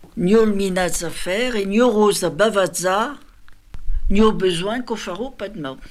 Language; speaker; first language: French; native; French